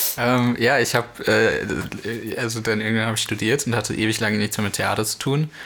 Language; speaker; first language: German; native; German